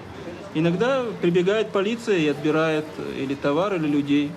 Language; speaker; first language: Russian; native; Russian